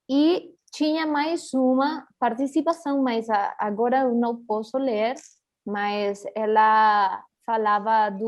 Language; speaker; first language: Portuguese; early bilingual, heritage; Portuguese